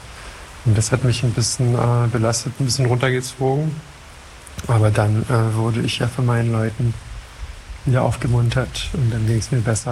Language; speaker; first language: German; non-native, fluent; French